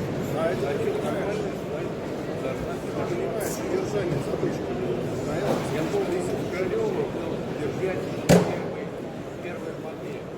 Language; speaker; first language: Russian; native; Russian